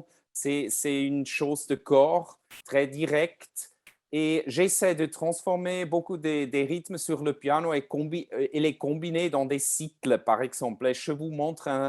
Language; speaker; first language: French; non-native, learner; German